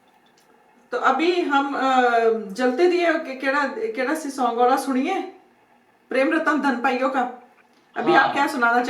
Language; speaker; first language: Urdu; non-native, local second language; Punjabi